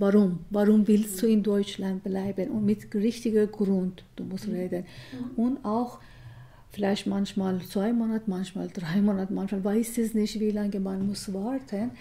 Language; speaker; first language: German; non-native, learner; Persian